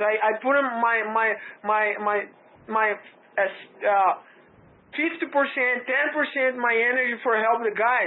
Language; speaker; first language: English; non-native, learner; Portuguese